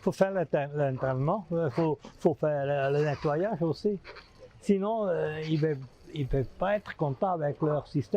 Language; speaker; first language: French; non-native, fluent; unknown